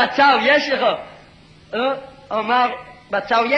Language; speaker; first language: Hebrew; non-native, fluent; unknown